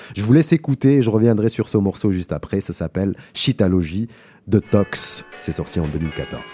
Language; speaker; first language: French; non-native, local second language; Russian